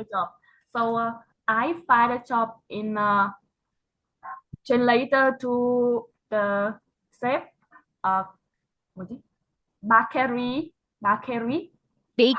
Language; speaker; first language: English; non-native, learner; Vietnamese